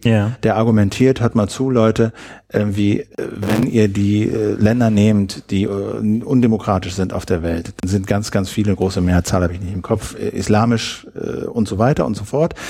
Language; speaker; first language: German; native; German